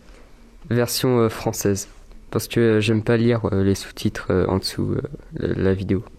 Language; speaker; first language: French; native; French